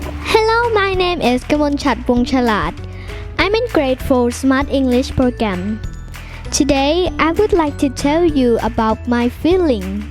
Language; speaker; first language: English; non-native, learner; Thai